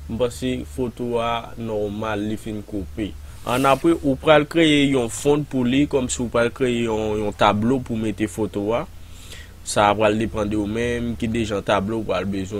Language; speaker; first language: French; non-native, learner; Haitian Creole